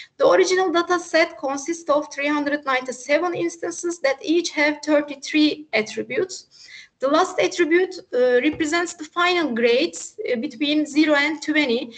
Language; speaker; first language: English; non-native, fluent; Turkish